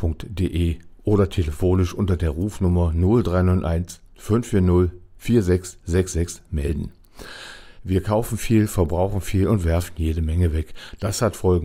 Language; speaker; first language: German; native; German